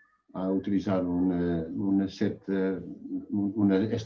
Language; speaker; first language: Spanish; non-native, fluent; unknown